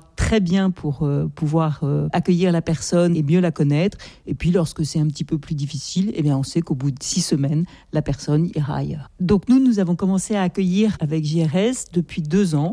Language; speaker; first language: French; native; French